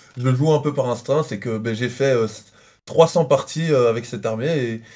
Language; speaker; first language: French; native; French